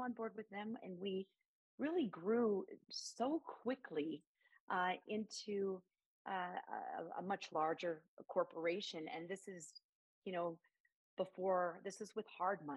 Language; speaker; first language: English; native; English